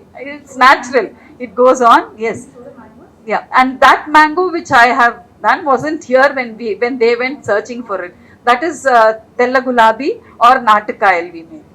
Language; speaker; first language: English; non-native, local second language; Telugu